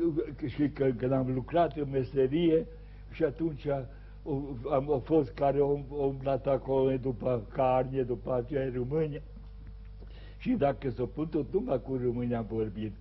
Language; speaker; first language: Romanian; non-native, local second language; Serbian